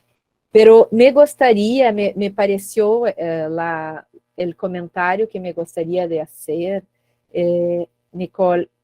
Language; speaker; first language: Spanish; non-native, learner; Portuguese